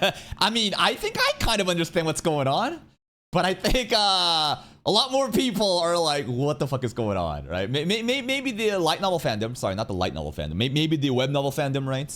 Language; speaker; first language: English; native; English